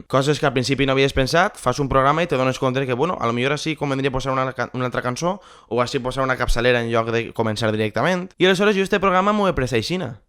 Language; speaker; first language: Catalan; native; Catalan